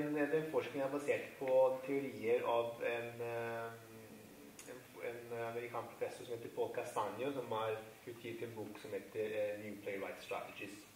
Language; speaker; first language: Norwegian; non-native, fluent; Italian